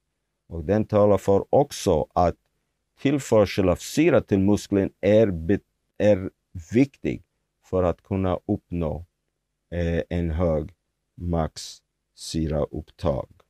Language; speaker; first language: Swedish; non-native, fluent; Hebrew